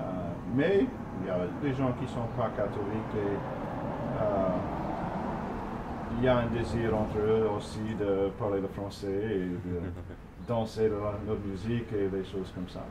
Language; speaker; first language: French; non-native, fluent; English